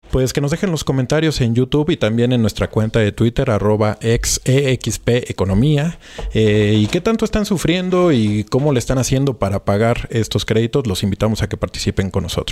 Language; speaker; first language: Spanish; native; Spanish